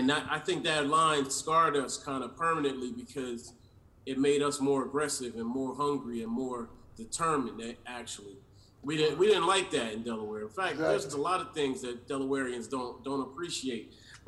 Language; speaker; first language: English; native; English